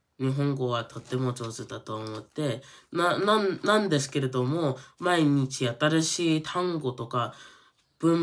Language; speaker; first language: Japanese; non-native, learner; English